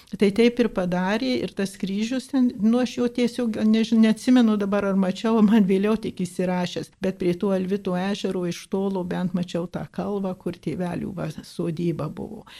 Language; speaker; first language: Lithuanian; early bilingual, heritage; Lithuanian